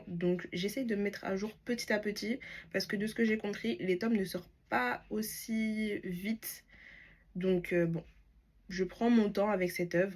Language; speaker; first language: French; native; French